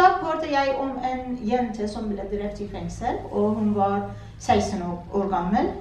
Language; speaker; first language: Norwegian; non-native, fluent; Persian